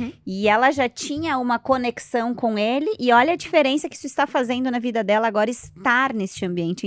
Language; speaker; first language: Portuguese; native; Portuguese